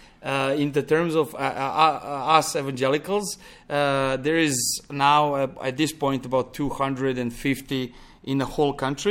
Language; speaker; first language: English; non-native, fluent; Serbian